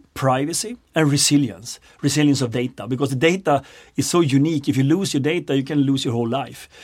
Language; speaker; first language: English; non-native, fluent; Swedish